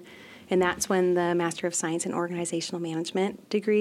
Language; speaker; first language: English; native; English